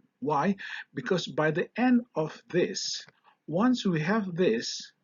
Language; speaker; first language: English; non-native, local second language; Malay